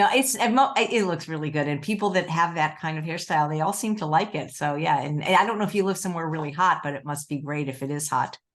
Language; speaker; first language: English; native; English